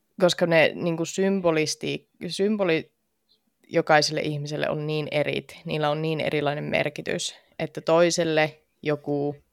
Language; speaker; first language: Finnish; native; Finnish